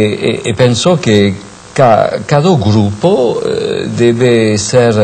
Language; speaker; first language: Spanish; non-native, fluent; French